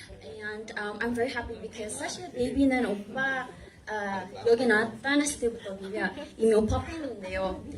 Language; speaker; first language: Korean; non-native, fluent; Indonesian